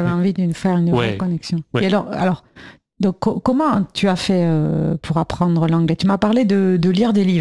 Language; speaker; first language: French; native; French